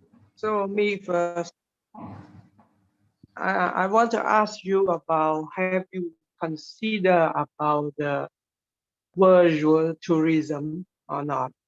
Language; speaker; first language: English; non-native, learner; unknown